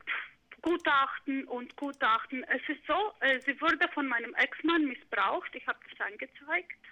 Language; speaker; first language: German; non-native, fluent; Greek